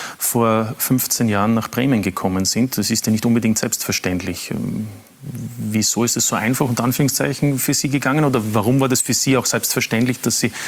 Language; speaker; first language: German; native; German